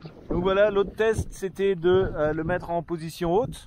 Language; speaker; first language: French; native; French